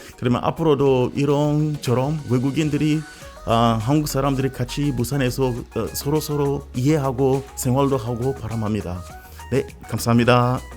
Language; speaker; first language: Korean; non-native, learner; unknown